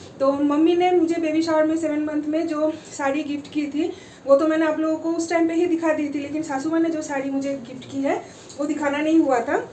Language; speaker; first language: Hindi; non-native, local second language; Bangla